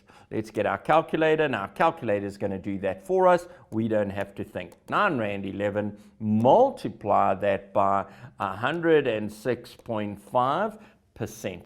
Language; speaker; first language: English; native; English